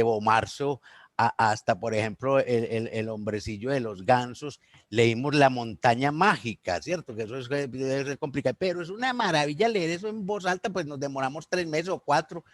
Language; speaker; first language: Spanish; native; Spanish